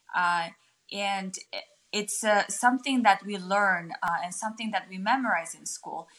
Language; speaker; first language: English; non-native, fluent; Mongolian